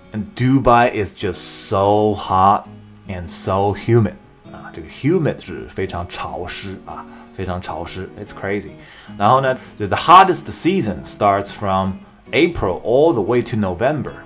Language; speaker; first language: English; non-native, fluent; Chinese